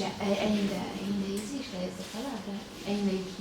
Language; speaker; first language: Portuguese; early bilingual, heritage; Portuguese